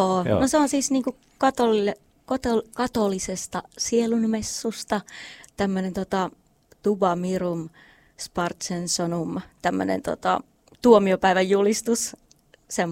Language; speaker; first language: Finnish; native; Finnish